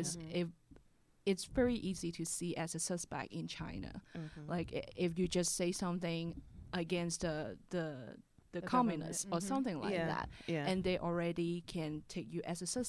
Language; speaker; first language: English; non-native, local second language; Cantonese